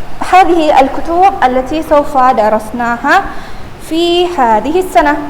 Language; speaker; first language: Arabic; non-native, fluent; Indonesian